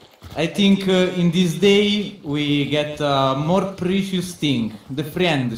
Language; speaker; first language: English; non-native, learner; Italian